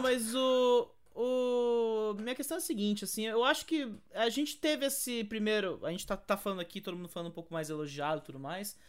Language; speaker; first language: Portuguese; native; Portuguese